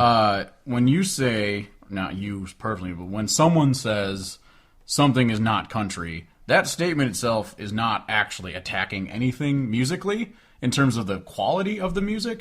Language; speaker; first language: English; native; English